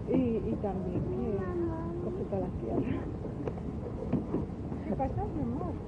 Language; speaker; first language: Spanish; native; Spanish